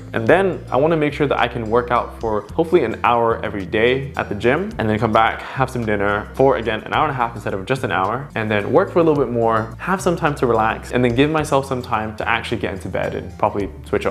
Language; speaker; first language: English; native; English